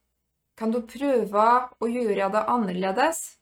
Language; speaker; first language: Norwegian; non-native, fluent; Polish